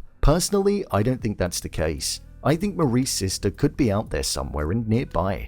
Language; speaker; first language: English; native; English